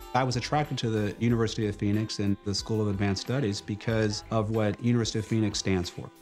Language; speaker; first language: English; native; English